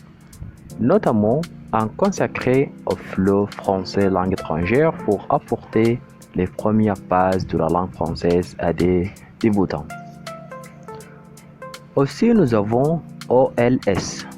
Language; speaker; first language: French; non-native, fluent; Arabic